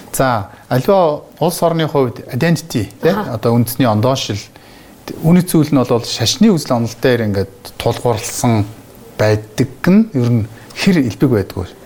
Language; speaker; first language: Mongolian; native; Mongolian